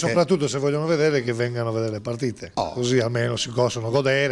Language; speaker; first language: Italian; native; Italian